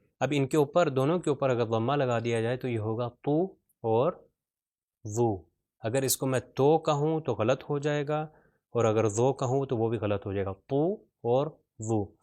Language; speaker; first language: Urdu; non-native, local second language; Punjabi